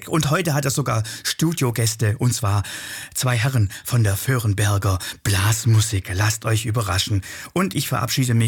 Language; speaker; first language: German; native; German